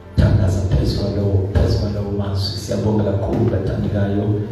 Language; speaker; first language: Zulu; non-native, local second language; Xhosa